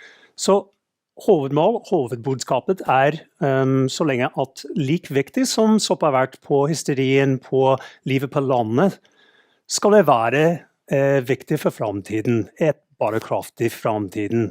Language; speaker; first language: Norwegian; non-native, fluent; English